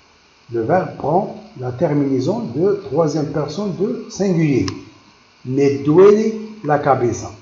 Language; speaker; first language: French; non-native, local second language; Arabic